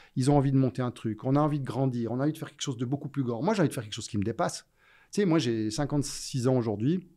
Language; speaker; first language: French; native; French